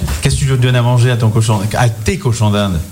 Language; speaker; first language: French; native; French